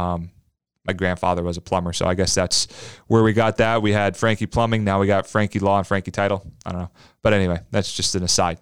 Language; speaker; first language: English; native; English